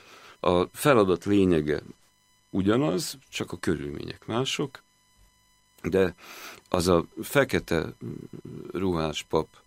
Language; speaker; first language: Hungarian; native; Hungarian